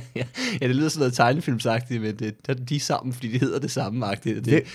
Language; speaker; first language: Danish; native; Danish